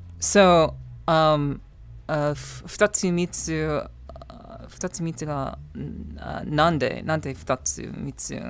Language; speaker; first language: Japanese; non-native, learner; English